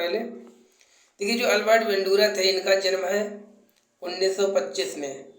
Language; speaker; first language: Hindi; native; Hindi